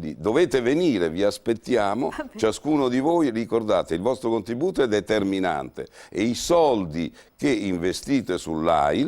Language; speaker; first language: Italian; native; Italian